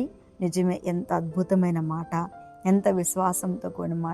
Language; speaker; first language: Telugu; native; Telugu